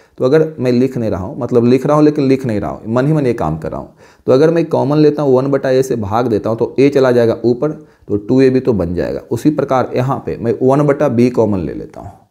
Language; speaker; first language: Hindi; native; Hindi